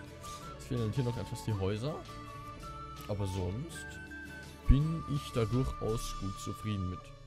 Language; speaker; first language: German; native; German